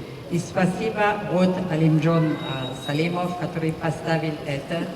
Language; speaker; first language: Russian; non-native, fluent; French